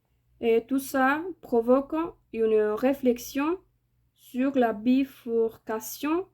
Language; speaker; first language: French; non-native, fluent; Spanish